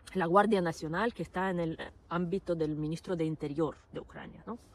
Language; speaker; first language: Spanish; non-native, fluent; Ukrainian